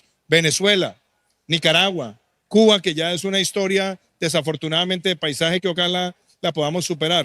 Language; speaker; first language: Spanish; native; Spanish